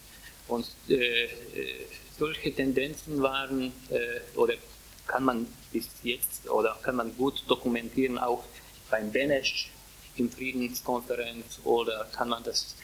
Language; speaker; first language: German; non-native, fluent; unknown